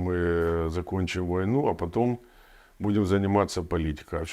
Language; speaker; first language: Ukrainian; non-native, local second language; Russian